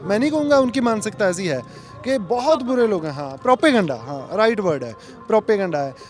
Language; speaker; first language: Hindi; non-native, local second language; Punjabi